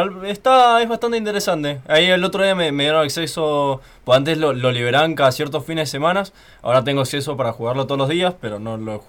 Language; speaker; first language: Spanish; native; Spanish